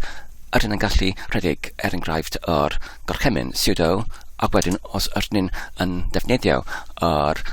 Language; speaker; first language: Welsh; non-native, learner; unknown